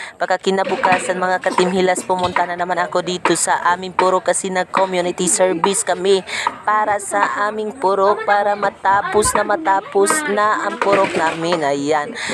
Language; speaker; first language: Filipino; non-native, local second language; Cebuano